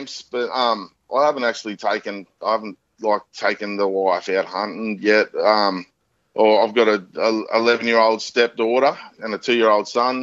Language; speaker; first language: English; native; English